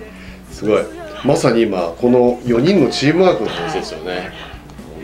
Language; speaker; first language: Japanese; native; Japanese